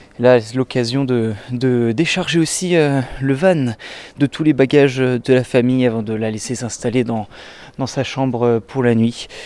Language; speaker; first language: French; native; French